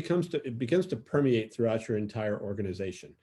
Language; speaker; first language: English; native; English